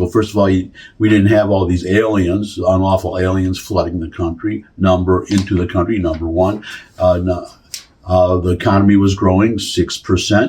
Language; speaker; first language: English; native; English